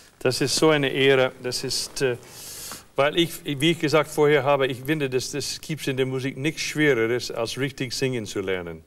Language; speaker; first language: German; non-native, fluent; English